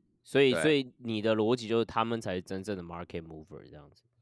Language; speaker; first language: Chinese; native; Chinese